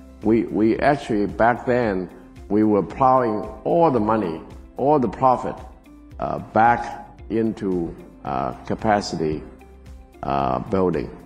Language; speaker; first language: English; non-native, fluent; Chinese